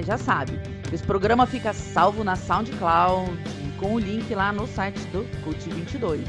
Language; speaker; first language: Portuguese; native; Portuguese